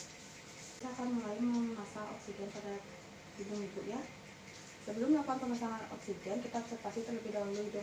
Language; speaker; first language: Indonesian; native; Indonesian